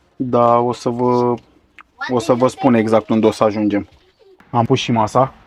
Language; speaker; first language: Romanian; native; Romanian